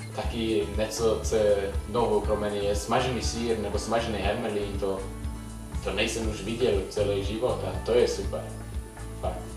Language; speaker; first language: Czech; non-native, learner; Swedish